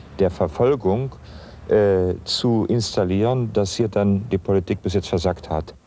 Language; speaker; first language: German; non-native, local second language; Upper Sorbian